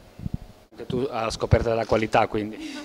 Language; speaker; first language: Italian; native; Italian